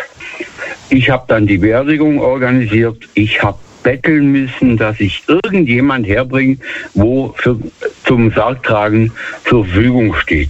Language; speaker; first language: German; native; German